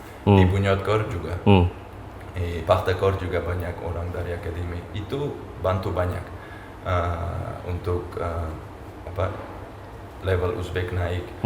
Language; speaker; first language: Indonesian; non-native, fluent; Uzbek